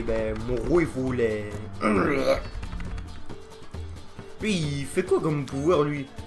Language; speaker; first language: French; native; French